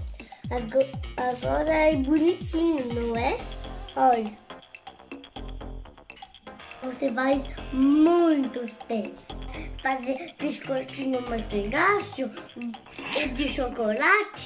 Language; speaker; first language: Portuguese; early bilingual, other home language; French